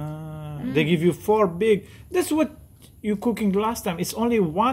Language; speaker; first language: English; non-native, learner; French